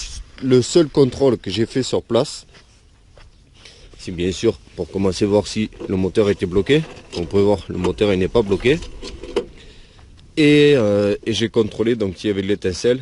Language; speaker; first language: French; native; French